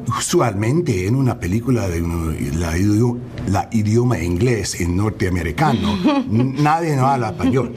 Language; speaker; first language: Spanish; non-native, learner; English